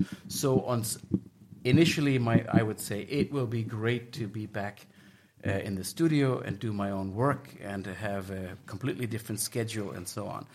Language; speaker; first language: English; non-native, fluent; German